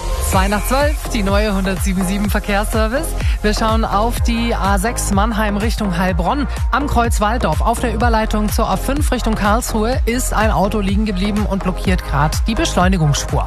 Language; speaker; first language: German; native; German